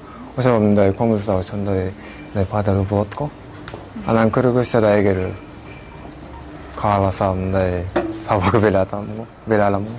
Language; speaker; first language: Kyrgyz; non-native, learner; Japanese